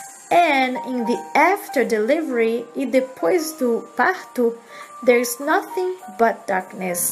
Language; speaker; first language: English; non-native, fluent; Portuguese